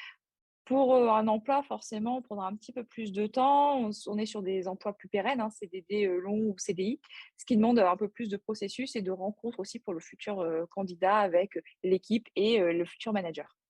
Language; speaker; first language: French; native; French